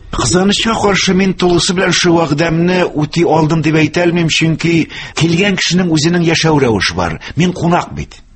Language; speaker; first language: Tatar; native; Tatar